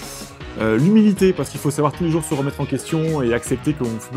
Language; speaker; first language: French; native; French